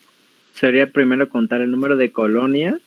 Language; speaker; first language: Spanish; native; Spanish